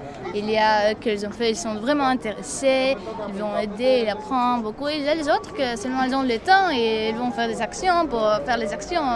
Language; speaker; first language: French; non-native, fluent; Greek